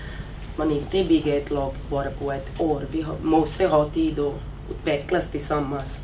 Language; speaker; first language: Swedish; non-native, fluent; Portuguese